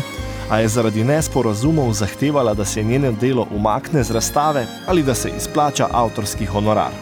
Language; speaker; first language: Slovenian; native; Slovenian